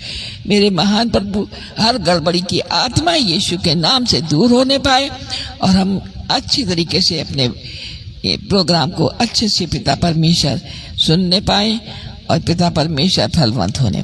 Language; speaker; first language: Hindi; native; Hindi